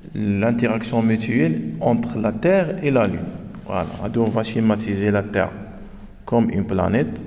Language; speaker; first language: French; non-native, local second language; Arabic